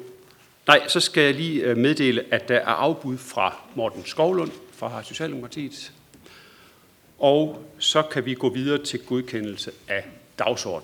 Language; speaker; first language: Danish; native; Danish